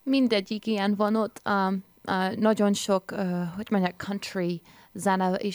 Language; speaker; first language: Hungarian; early bilingual, heritage; English